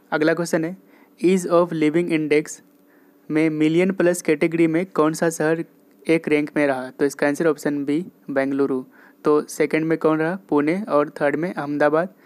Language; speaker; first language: Hindi; native; Hindi